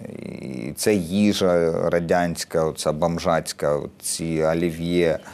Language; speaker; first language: Ukrainian; non-native, local second language; Russian